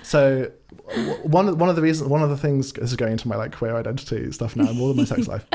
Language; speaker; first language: English; native; English